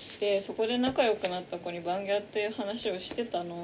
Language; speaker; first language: Japanese; native; Japanese